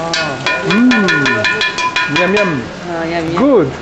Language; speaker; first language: English; non-native, learner; Berber languages